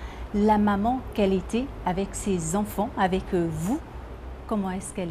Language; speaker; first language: French; native; French